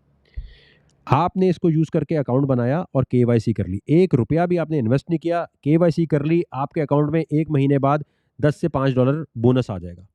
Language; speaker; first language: Urdu; native; Urdu